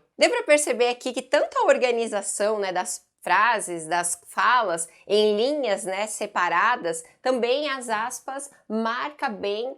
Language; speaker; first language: Portuguese; native; Portuguese